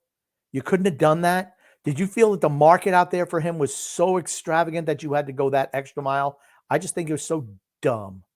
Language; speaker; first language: English; native; English